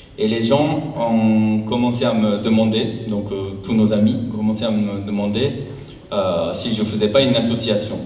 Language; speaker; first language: French; non-native, fluent; Japanese